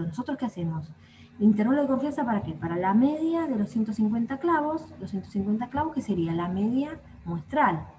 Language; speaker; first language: Spanish; native; Spanish